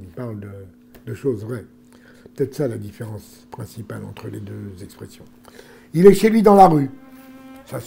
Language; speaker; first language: French; native; French